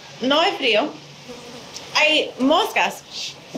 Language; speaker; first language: Spanish; non-native, learner; English